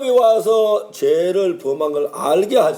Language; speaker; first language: Korean; native; Korean